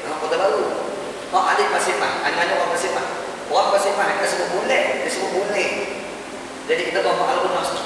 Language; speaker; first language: Malay; native; Malay